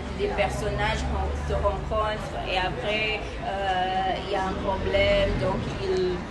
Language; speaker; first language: French; non-native, learner; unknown